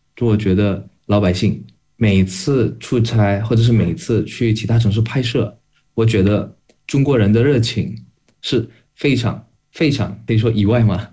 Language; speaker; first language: Chinese; non-native, fluent; Indonesian